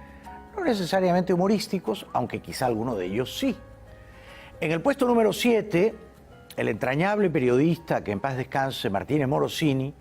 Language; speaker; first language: Spanish; native; Spanish